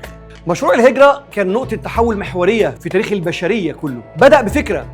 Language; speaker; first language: Arabic; native; Arabic